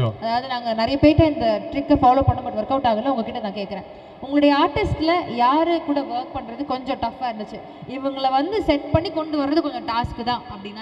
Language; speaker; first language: Tamil; native; Tamil